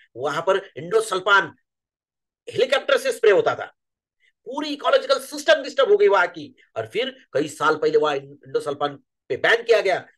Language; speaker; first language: Hindi; non-native, local second language; Marathi